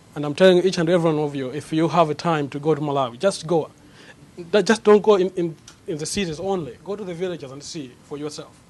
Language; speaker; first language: English; non-native, local second language; Nyanja